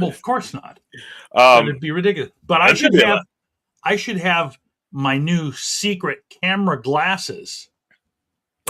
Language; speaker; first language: English; native; English